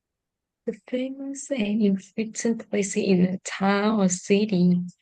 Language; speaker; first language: English; non-native, learner; Vietnamese